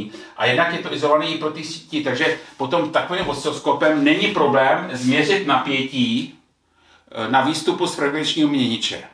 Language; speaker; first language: Czech; native; Czech